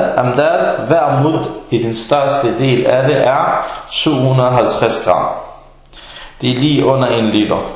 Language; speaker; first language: Danish; early bilingual, other home language; Arabic